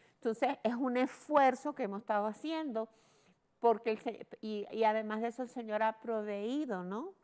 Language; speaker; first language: Spanish; early bilingual, heritage; Spanish